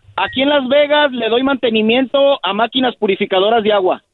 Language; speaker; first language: Spanish; native; Spanish